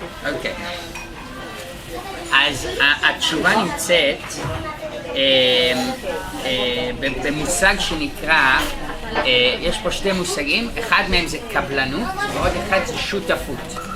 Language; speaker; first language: Hebrew; non-native, fluent; English